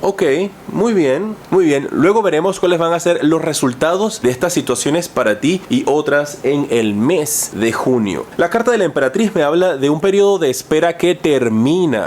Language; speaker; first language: Spanish; native; Spanish